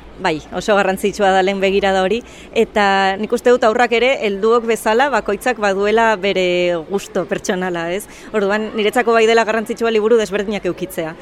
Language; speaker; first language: Basque; native; Basque